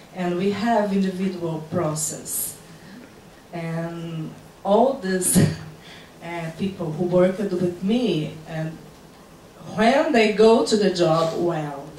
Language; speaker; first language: English; non-native, fluent; Portuguese